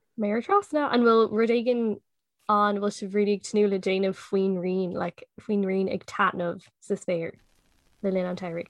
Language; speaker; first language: Irish; non-native, local second language; English